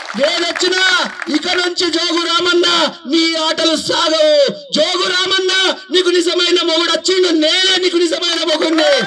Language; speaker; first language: Telugu; native; Telugu